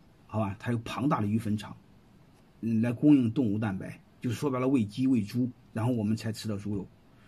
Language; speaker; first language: Chinese; native; Chinese